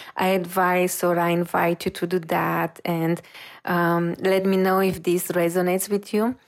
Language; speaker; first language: English; non-native, fluent; Romanian